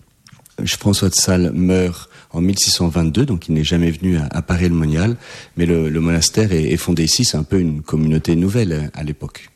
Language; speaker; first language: French; native; French